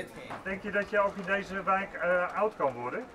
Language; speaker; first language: Dutch; native; Dutch